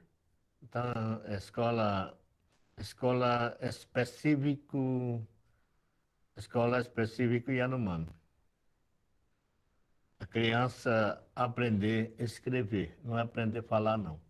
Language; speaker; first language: Portuguese; non-native, local second language; Yanomámi